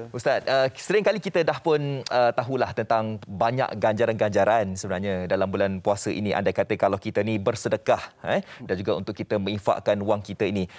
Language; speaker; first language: Malay; native; Malay